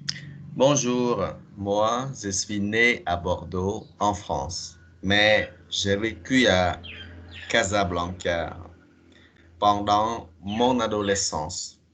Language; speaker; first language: French; non-native, fluent; Khmer